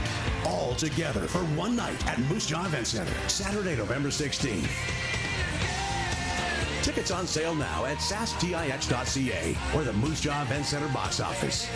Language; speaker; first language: English; native; English